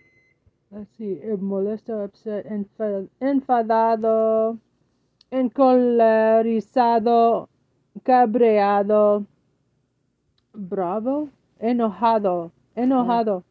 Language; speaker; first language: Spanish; non-native, learner; English